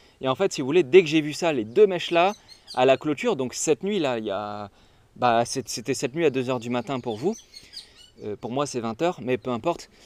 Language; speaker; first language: French; native; French